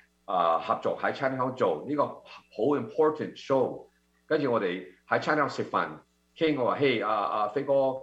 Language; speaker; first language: Cantonese; early bilingual, heritage; Cantonese